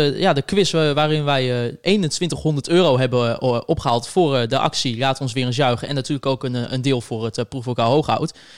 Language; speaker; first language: Dutch; native; Dutch